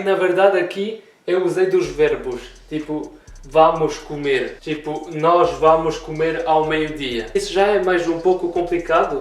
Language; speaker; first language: Portuguese; early bilingual, heritage; Portuguese